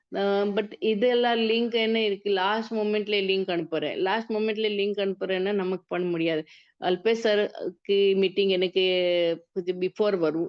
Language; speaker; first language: Tamil; non-native, learner; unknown